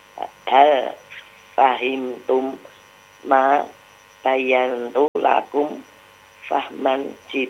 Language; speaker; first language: Arabic; non-native, learner; Indonesian